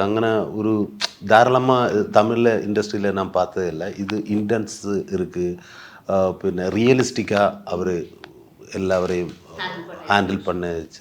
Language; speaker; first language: Tamil; non-native, learner; Malayalam